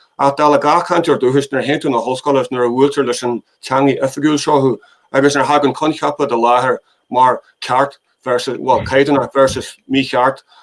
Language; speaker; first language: Irish; native; Irish